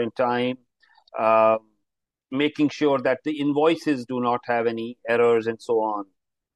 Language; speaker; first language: English; non-native, local second language; Hindi